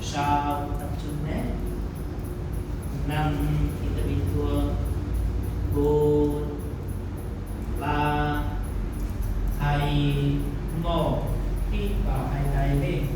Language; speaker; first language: Vietnamese; non-native, learner; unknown